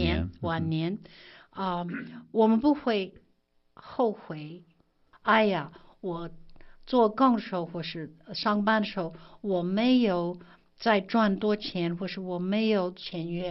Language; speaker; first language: Chinese; non-native, fluent; English